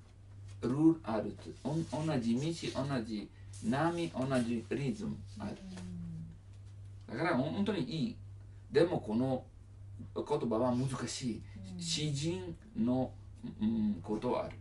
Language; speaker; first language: Japanese; non-native, learner; Italian